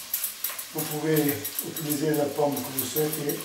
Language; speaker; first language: French; non-native, learner; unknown